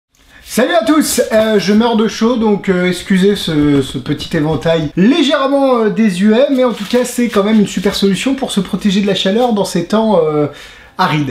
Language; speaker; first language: French; native; French